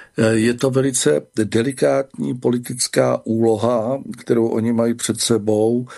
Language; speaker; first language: Czech; native; Czech